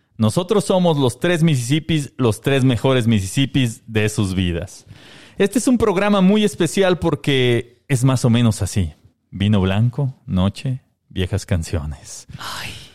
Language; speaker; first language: Spanish; native; Spanish